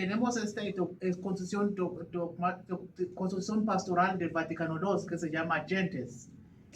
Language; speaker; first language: Spanish; non-native, learner; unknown